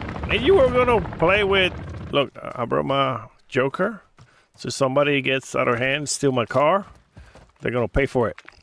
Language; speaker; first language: English; non-native, local second language; Spanish